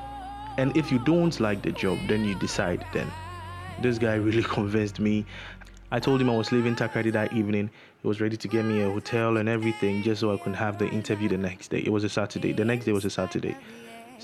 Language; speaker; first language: English; non-native, local second language; Akan